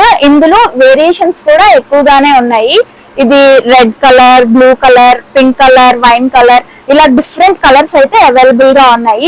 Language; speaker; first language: Telugu; native; Telugu